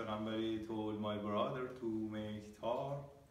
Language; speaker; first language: English; non-native, learner; Persian